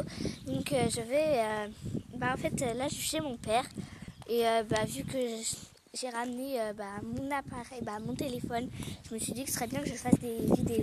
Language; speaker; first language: French; native; French